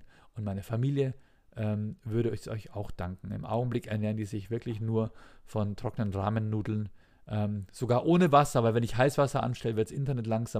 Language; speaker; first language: German; native; German